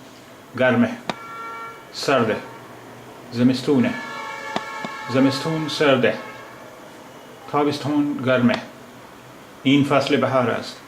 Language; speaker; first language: Persian; non-native, fluent; Urdu